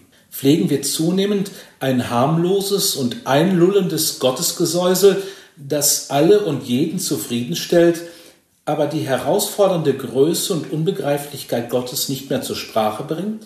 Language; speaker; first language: German; native; German